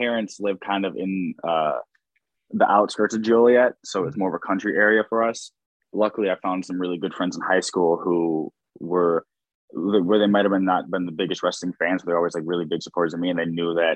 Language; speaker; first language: English; native; English